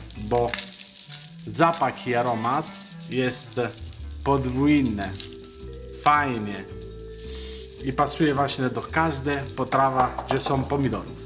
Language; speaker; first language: Polish; non-native, learner; Italian